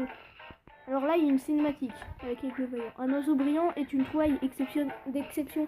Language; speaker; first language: French; native; French